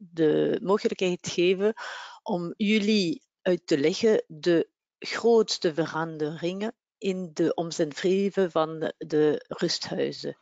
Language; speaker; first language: Dutch; non-native, local second language; French